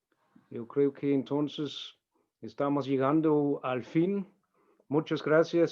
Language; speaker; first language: Spanish; non-native, fluent; Danish